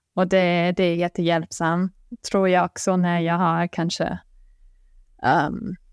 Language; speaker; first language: Swedish; non-native, fluent; German